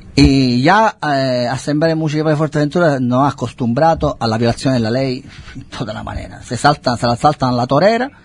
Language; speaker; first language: Spanish; non-native, fluent; Italian